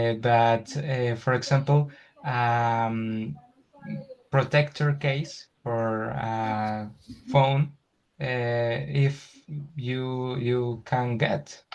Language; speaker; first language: English; non-native, learner; Spanish